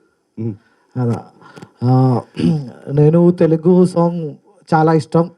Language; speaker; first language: Telugu; non-native, learner; Malayalam